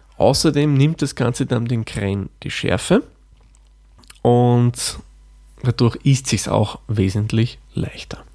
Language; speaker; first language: German; native; German